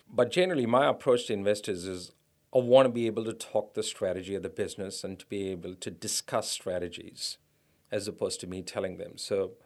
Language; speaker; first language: English; non-native, local second language; Tamil